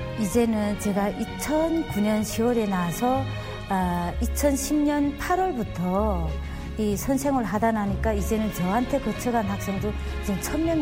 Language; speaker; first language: Korean; native; Korean